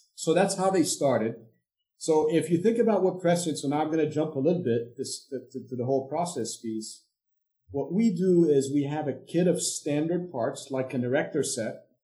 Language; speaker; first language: English; non-native, fluent; Arabic